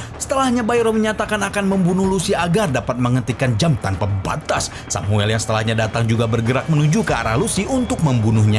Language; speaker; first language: Indonesian; native; Indonesian